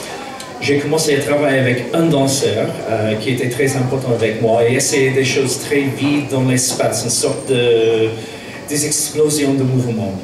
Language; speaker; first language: French; non-native, fluent; English